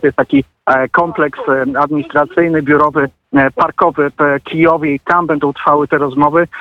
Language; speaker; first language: Polish; native; Polish